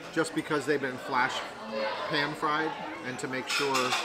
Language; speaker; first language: English; native; English